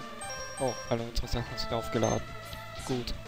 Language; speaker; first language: German; native; German